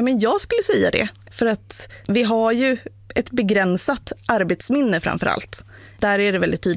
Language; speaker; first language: Swedish; native; Swedish